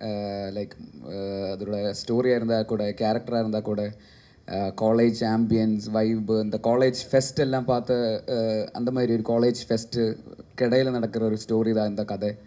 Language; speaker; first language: Tamil; non-native, learner; Malayalam